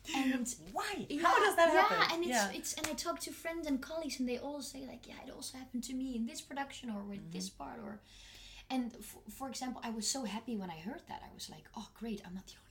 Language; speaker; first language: English; non-native, fluent; Dutch